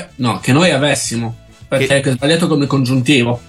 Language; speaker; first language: Italian; native; Italian